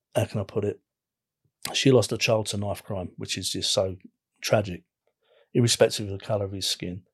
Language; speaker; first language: English; native; English